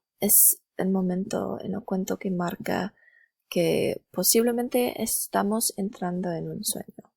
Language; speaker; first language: Spanish; non-native, learner; English